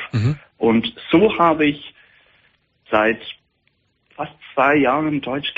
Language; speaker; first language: German; non-native, fluent; English